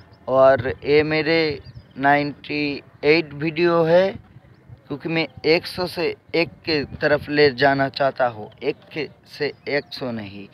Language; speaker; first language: Hindi; non-native, learner; Bangla